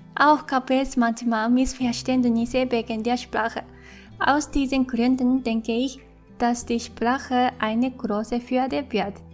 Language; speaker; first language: German; non-native, fluent; Japanese